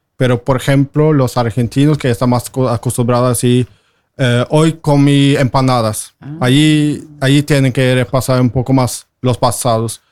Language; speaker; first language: Spanish; non-native, fluent; Norwegian